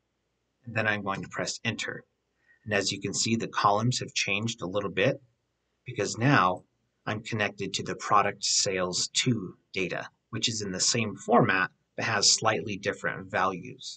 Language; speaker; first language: English; native; English